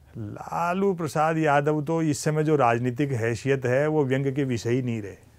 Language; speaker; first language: Hindi; native; Hindi